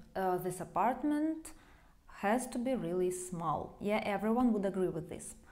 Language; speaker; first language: English; non-native, fluent; Russian